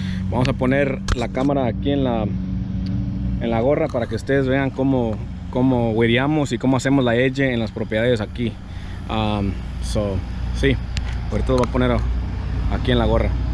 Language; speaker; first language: Spanish; early bilingual, heritage; Spanish